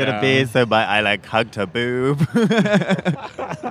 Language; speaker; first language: English; native; English